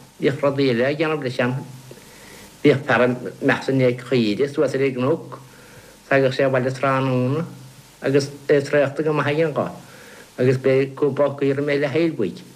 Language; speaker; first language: Irish; native; Irish